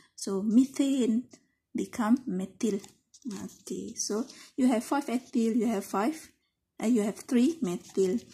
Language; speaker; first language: English; non-native, local second language; Malay